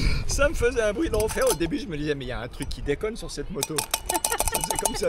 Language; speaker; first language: French; native; French